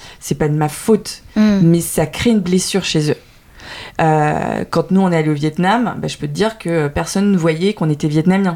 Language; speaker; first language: French; early bilingual, other home language; Vietnamese